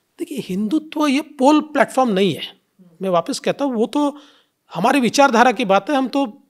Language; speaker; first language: Hindi; non-native, local second language; Marathi